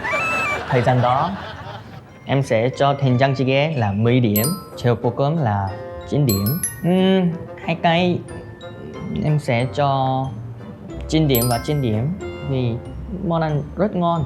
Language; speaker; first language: Vietnamese; non-native, learner; Korean